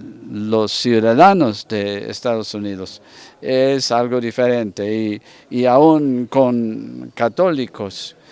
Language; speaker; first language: Spanish; non-native, fluent; English